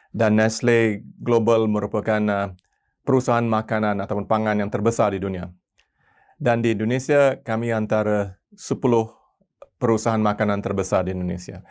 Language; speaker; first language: Malay; non-native, local second language; Tamil